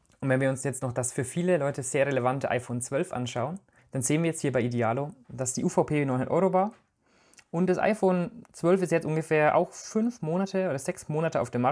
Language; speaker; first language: German; native; German